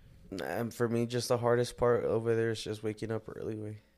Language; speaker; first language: English; early bilingual, other home language; Spanish